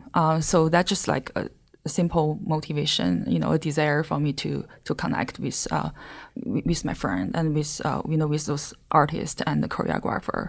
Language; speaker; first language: English; non-native, fluent; Chinese